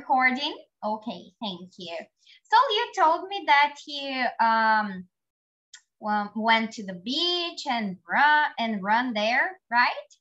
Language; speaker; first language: English; non-native, fluent; Portuguese